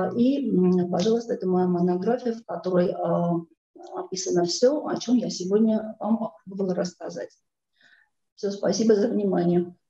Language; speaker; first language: Russian; non-native, local second language; Armenian